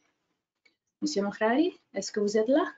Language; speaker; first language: French; non-native, fluent; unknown